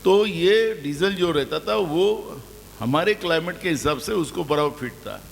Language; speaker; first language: Hindi; non-native, local second language; Marathi